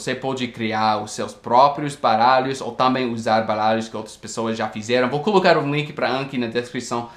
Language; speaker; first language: Portuguese; non-native, fluent; English